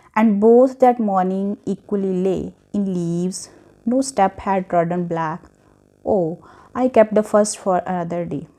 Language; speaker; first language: English; non-native, local second language; Punjabi